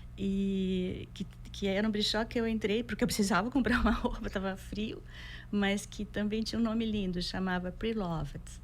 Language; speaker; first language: Portuguese; native; Portuguese